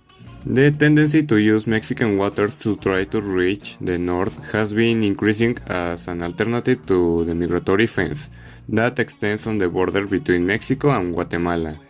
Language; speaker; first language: English; non-native, learner; Spanish